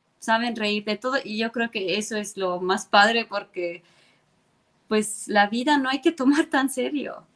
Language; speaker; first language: Spanish; non-native, fluent; Estonian